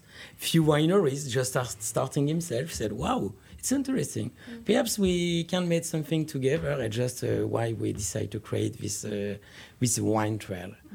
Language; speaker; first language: English; non-native, learner; French